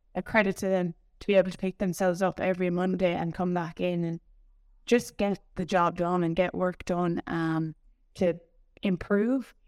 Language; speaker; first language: English; native; English